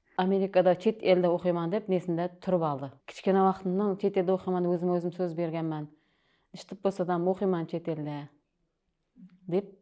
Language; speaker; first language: Uzbek; native; Uzbek